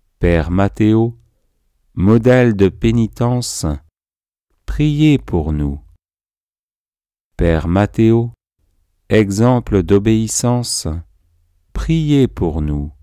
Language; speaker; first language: French; native; French